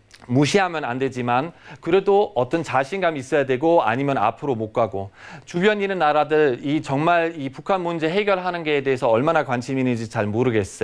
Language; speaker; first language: Korean; non-native, fluent; German